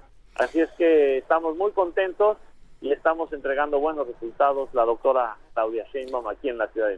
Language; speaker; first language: Spanish; native; Spanish